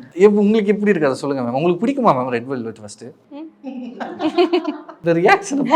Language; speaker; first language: Tamil; native; Tamil